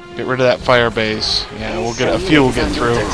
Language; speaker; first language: English; native; English